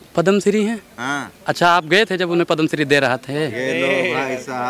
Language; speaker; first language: Hindi; native; Hindi